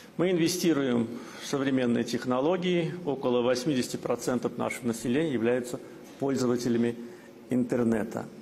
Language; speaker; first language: Russian; non-native, local second language; Azerbaijani